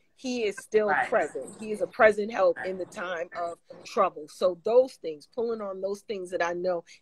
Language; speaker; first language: English; native; English